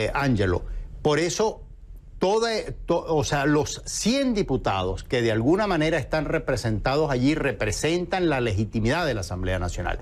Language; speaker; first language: Spanish; native; Spanish